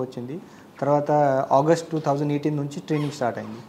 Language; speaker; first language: Telugu; non-native, learner; Marathi